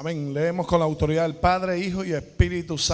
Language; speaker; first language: Spanish; native; Spanish